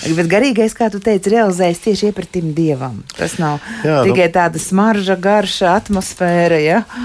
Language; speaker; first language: Latvian; native; Latvian